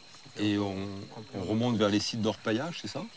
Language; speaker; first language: French; native; French